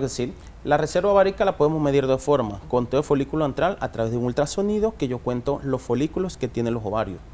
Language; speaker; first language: Spanish; native; Spanish